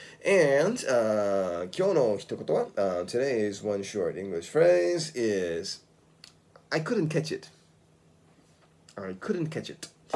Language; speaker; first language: English; native; English